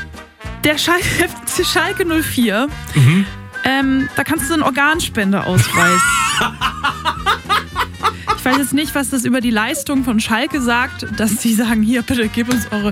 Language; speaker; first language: German; native; German